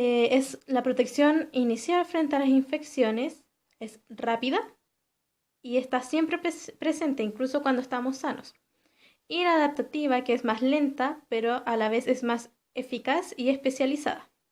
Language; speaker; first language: Spanish; native; Spanish